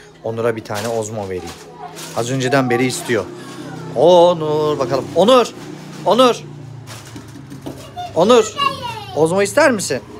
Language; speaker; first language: Turkish; native; Turkish